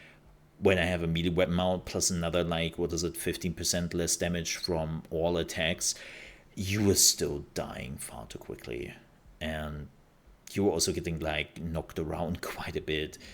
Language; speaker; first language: English; non-native, fluent; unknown